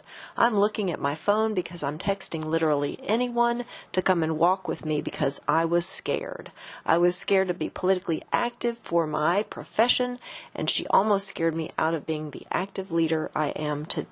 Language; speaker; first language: English; native; English